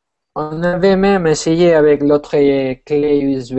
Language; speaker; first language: French; non-native, fluent; Spanish